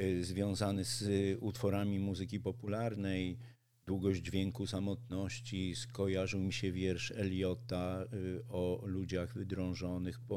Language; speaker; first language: Polish; native; Polish